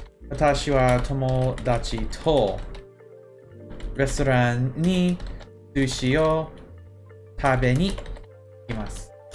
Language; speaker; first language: Japanese; non-native, fluent; English